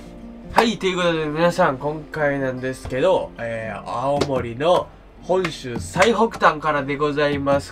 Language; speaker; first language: Japanese; native; Japanese